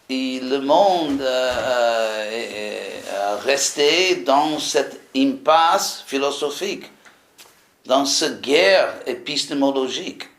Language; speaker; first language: French; non-native, fluent; English